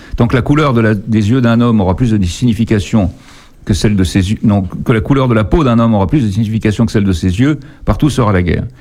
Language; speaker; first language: French; native; French